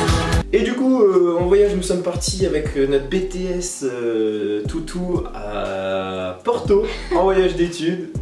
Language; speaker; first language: French; native; French